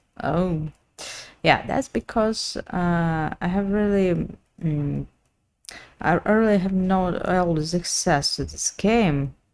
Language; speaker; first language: English; non-native, learner; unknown